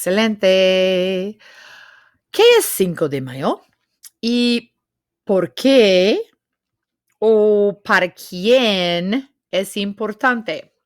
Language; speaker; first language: Spanish; non-native, fluent; English